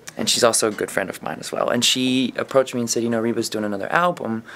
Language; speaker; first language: English; native; English